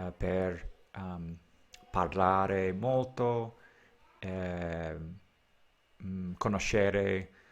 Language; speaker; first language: Italian; non-native, learner; English